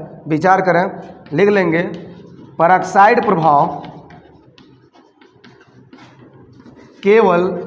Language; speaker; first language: Hindi; native; Hindi